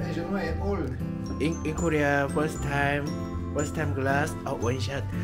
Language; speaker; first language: English; non-native, learner; Korean